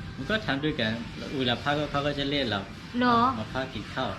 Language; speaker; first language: Thai; non-native, learner; Burmese